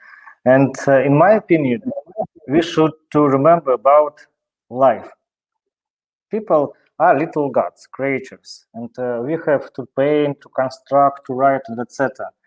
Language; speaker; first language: English; non-native, learner; Russian